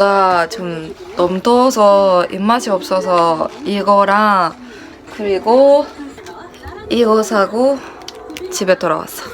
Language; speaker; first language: Korean; non-native, fluent; Japanese